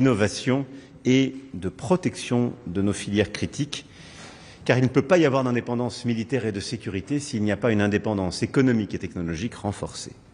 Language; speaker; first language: French; native; French